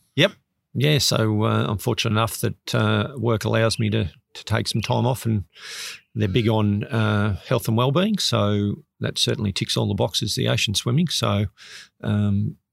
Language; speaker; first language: English; native; English